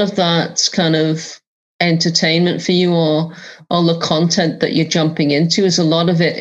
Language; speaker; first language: English; native; English